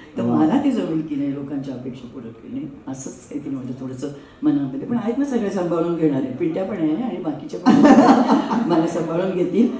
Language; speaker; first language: Marathi; native; Marathi